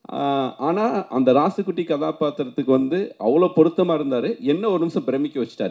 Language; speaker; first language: Tamil; native; Tamil